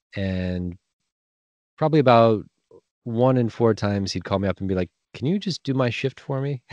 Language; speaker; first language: English; native; English